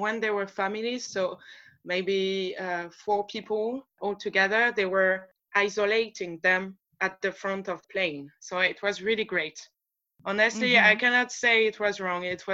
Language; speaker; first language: English; non-native, fluent; French